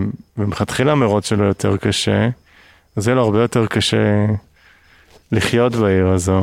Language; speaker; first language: Hebrew; native; Hebrew